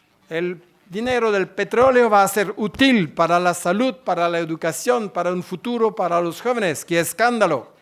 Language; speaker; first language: Spanish; non-native, fluent; French